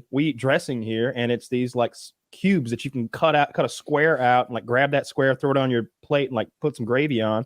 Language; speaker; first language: English; native; English